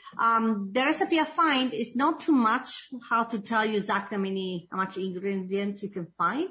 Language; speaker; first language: English; non-native, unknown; Italian